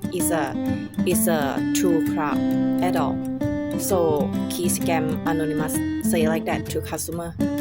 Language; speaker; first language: English; non-native, learner; Thai